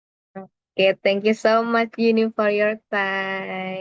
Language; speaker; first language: English; non-native, local second language; Indonesian